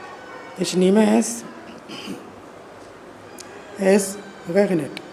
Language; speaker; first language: German; non-native, learner; Urdu